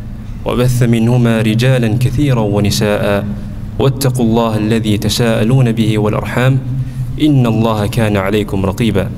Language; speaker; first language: Arabic; non-native, fluent; Indonesian